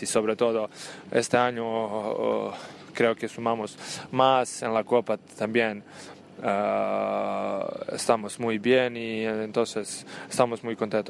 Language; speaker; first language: Spanish; non-native, learner; Serbian